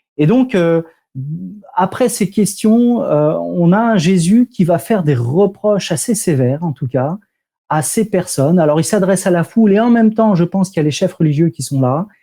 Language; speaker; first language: French; native; French